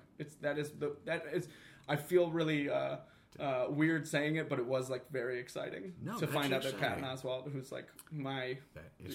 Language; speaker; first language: English; native; English